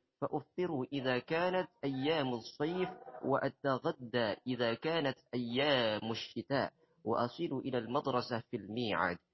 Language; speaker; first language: Arabic; non-native, learner; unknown